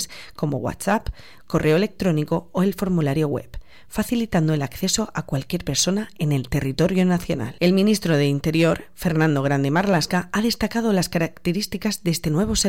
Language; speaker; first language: Spanish; native; Spanish